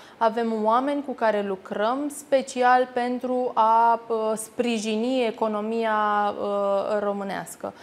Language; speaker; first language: Romanian; native; Romanian